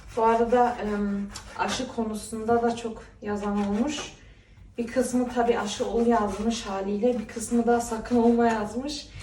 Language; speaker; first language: Turkish; early bilingual, heritage; Turkish